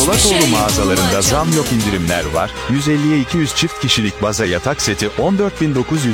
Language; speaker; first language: Turkish; native; Turkish